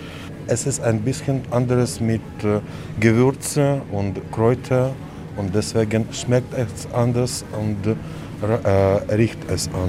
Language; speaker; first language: German; non-native, learner; Russian